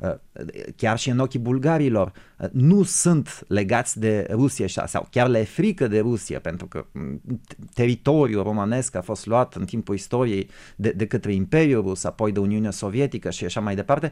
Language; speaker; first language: Romanian; non-native, fluent; Bulgarian